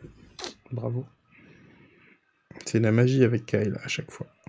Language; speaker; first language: French; native; French